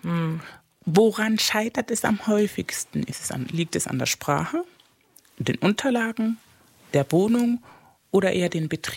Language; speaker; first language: German; non-native, fluent; Spanish